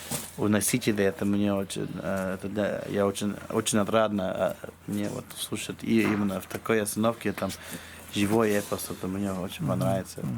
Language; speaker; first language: Russian; non-native, fluent; English